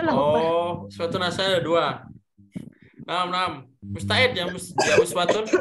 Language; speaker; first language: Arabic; non-native, fluent; Indonesian